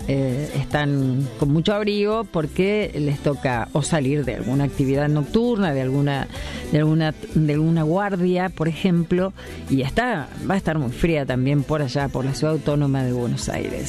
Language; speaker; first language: Spanish; native; Spanish